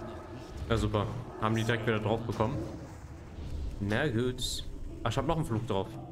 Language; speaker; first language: German; native; German